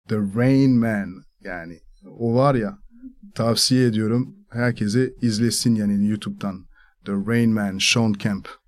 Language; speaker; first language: Turkish; non-native, fluent; French